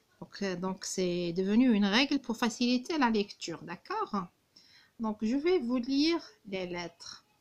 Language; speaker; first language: French; non-native, local second language; Arabic